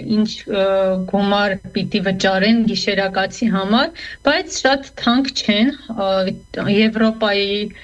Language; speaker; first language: Armenian; native; Armenian